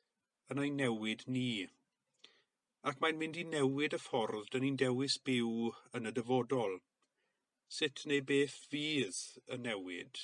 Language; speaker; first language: Welsh; native; Welsh